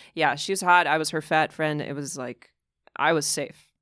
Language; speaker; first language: English; early bilingual, other home language; Russian